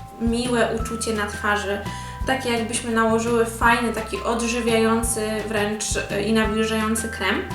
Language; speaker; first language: Polish; native; Polish